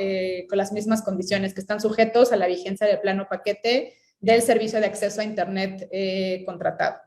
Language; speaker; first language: Spanish; native; Spanish